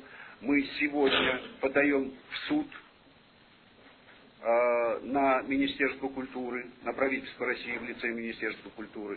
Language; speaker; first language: Russian; native; Russian